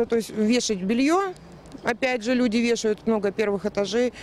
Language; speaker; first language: Russian; native; Russian